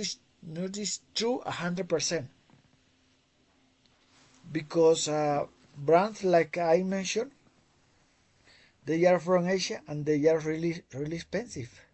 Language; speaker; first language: English; non-native, fluent; Spanish